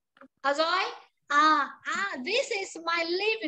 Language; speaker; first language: English; non-native, fluent; Vietnamese